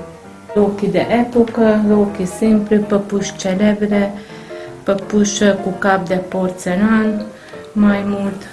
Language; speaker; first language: Romanian; non-native, local second language; Hungarian